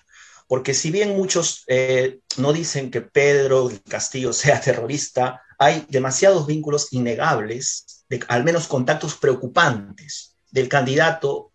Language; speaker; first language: Spanish; native; Spanish